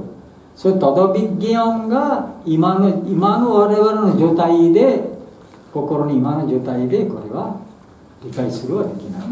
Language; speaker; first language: Japanese; non-native, fluent; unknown